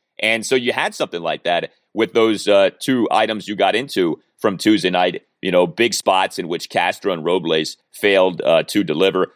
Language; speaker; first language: English; native; English